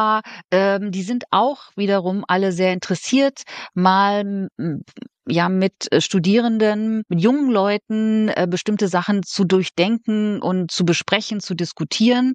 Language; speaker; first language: German; native; German